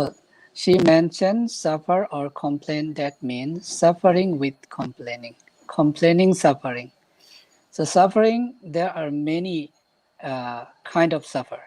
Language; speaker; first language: English; non-native, fluent; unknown